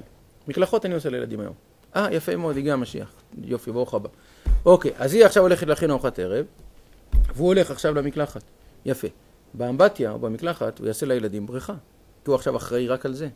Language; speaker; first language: Hebrew; native; Hebrew